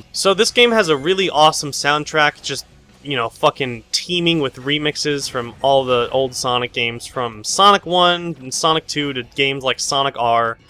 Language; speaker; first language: English; native; English